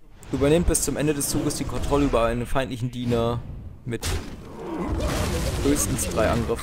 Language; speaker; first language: German; native; German